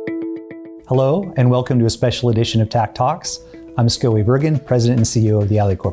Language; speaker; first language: English; native; English